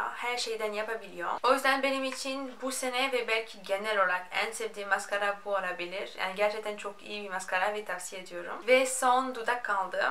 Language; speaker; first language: Turkish; non-native, fluent; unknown